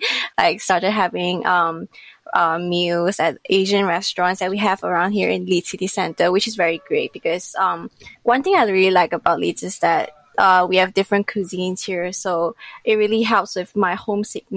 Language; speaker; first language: English; non-native, local second language; Chinese